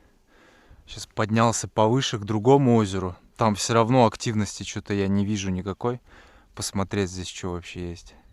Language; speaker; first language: Russian; native; Russian